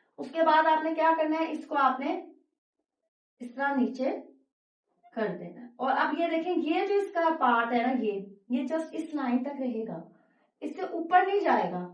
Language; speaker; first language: Urdu; native; Urdu